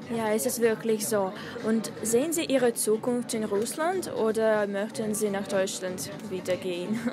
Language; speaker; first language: German; non-native, learner; Russian